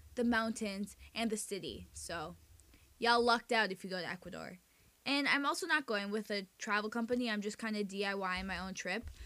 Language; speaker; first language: English; early bilingual, other home language; Spanish